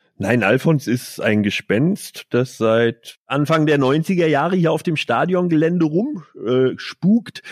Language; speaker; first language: German; native; German